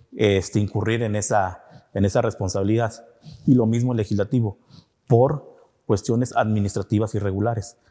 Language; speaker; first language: Spanish; native; Spanish